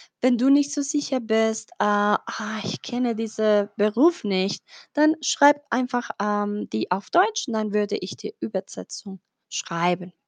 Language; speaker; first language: German; non-native, fluent; Spanish